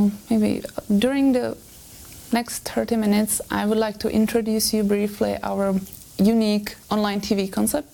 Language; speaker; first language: English; non-native, fluent; Czech